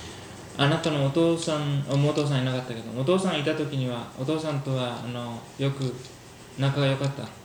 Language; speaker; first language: Japanese; early bilingual, heritage; Japanese